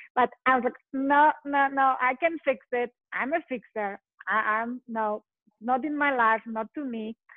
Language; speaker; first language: English; non-native, fluent; Polish